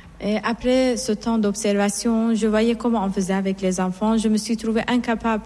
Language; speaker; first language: French; non-native, fluent; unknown